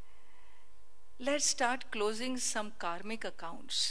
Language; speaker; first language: English; non-native, local second language; Hindi